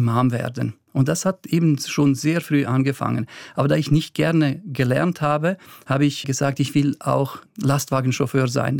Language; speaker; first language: German; early bilingual, other home language; Bosnian